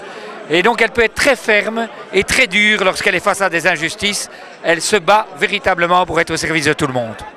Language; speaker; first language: French; native; French